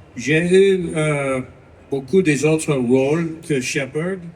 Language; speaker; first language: French; non-native, learner; English